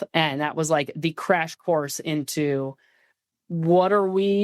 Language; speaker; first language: English; native; English